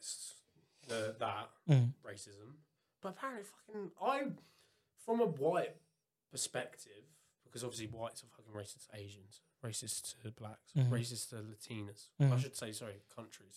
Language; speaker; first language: English; native; English